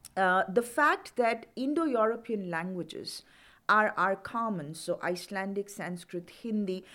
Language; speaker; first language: English; non-native, local second language; Hindi